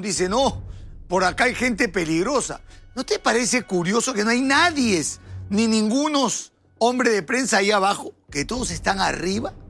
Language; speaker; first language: Spanish; native; Spanish